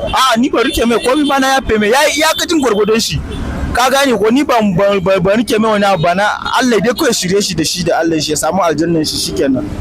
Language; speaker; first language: Hausa; non-native, local second language; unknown